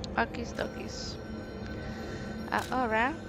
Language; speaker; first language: Spanish; native; Spanish